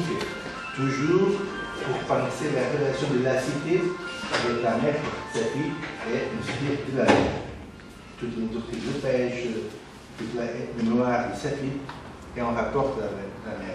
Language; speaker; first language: French; non-native, learner; Portuguese